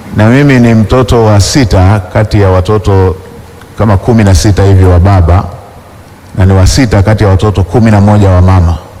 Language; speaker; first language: Swahili; non-native, local second language; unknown